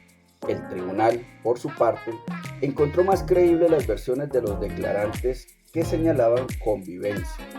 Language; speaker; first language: Spanish; native; Spanish